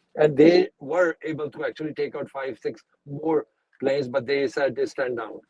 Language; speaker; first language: English; non-native, local second language; Urdu